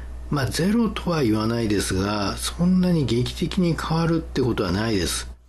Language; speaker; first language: Japanese; native; Japanese